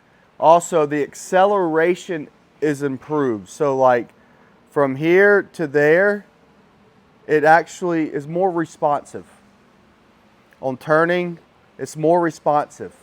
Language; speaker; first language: English; native; English